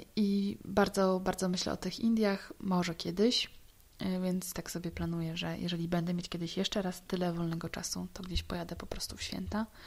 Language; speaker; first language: Polish; native; Polish